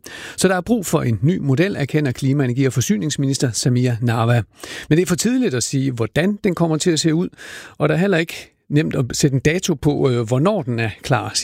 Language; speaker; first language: Danish; native; Danish